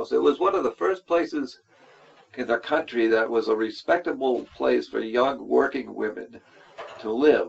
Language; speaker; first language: English; native; English